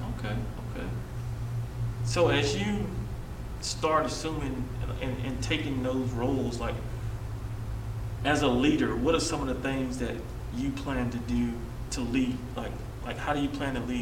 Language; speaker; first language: English; native; English